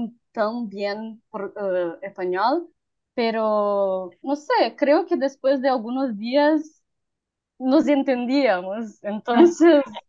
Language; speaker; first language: Spanish; non-native, learner; Portuguese